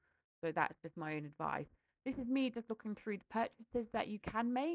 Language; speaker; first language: English; native; English